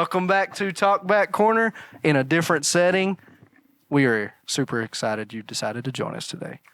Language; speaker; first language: English; native; English